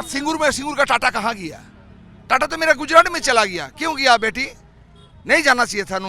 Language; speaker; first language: Hindi; non-native, local second language; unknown